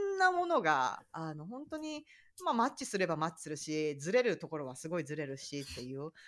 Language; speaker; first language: Japanese; native; Japanese